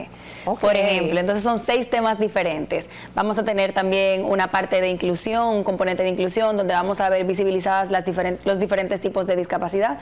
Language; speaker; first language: Spanish; native; Spanish